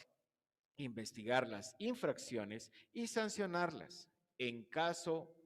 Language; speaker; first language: Spanish; native; Spanish